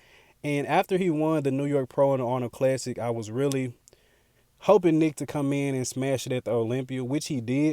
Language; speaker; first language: English; native; English